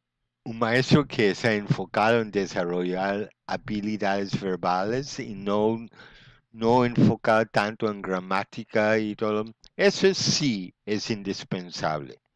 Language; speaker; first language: Spanish; non-native, fluent; English